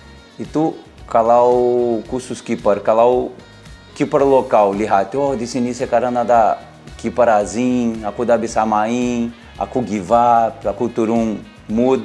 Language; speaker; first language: Indonesian; non-native, learner; Portuguese